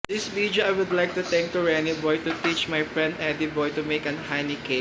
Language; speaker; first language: English; non-native, local second language; Filipino